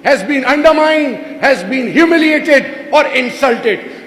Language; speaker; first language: English; non-native, local second language; Urdu